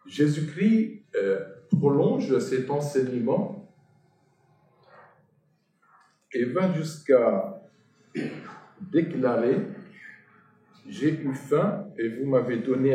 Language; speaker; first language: French; non-native, fluent; Arabic